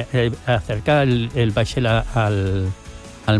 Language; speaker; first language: Catalan; non-native, local second language; Spanish